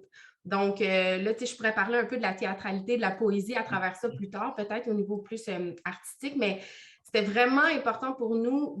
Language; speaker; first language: French; native; French